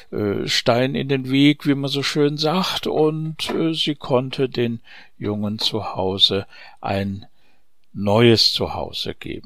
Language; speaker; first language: German; native; German